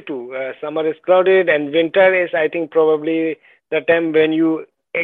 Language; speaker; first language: English; non-native, local second language; Ladakhi